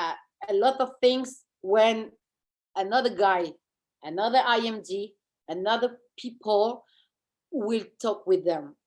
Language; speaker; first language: English; non-native, fluent; French